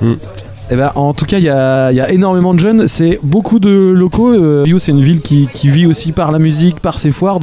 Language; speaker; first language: French; native; French